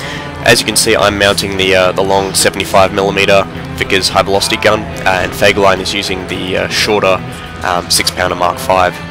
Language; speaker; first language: English; native; English